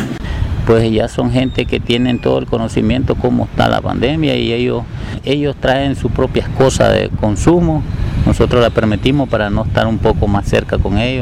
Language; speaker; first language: Spanish; native; Spanish